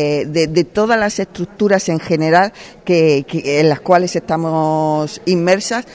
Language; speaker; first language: Spanish; native; Spanish